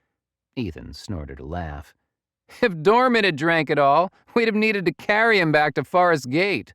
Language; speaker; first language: English; native; English